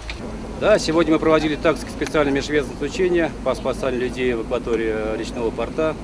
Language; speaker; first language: Russian; native; Russian